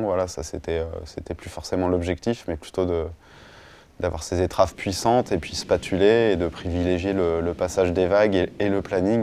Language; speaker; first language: French; native; French